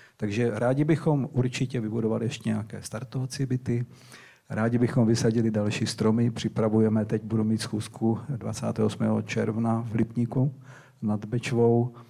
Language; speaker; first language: Czech; native; Czech